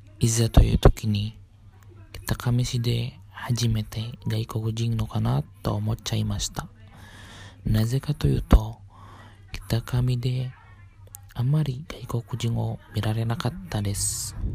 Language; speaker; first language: Japanese; non-native, fluent; Indonesian